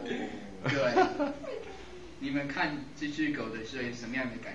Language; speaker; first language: Chinese; non-native, fluent; English